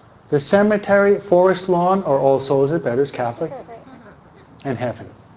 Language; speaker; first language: English; native; English